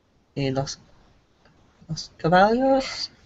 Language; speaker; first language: Spanish; non-native, learner; English